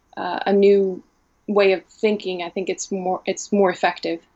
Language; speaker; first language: English; native; English